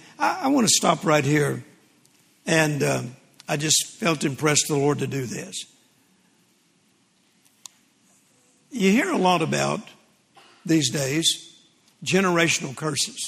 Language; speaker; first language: English; native; English